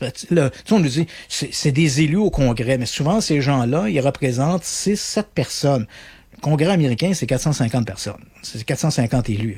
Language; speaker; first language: French; native; French